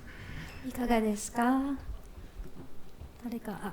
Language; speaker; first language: Japanese; non-native, learner; English